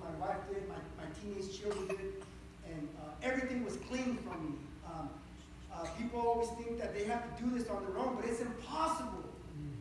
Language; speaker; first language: English; early bilingual, other home language; Spanish